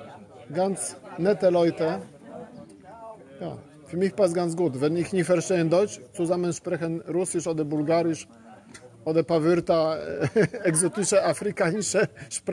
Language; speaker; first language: German; non-native, learner; Polish